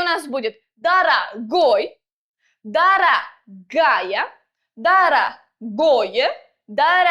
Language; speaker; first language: Russian; non-native, local second language; Uzbek